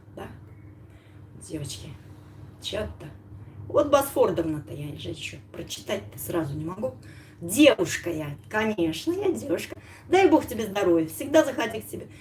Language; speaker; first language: Russian; native; Russian